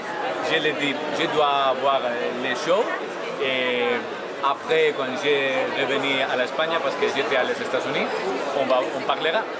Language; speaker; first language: French; non-native, learner; Spanish